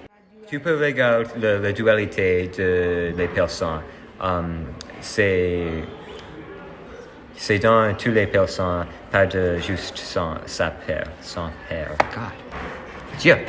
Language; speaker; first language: French; non-native, learner; English